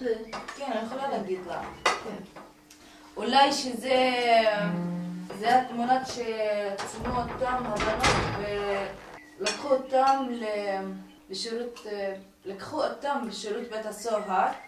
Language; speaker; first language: Hebrew; non-native, local second language; Arabic